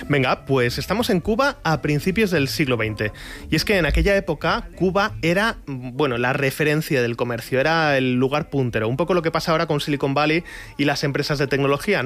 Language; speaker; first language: Spanish; native; Spanish